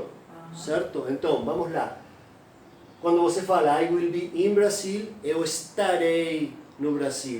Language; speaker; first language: Portuguese; non-native, fluent; Spanish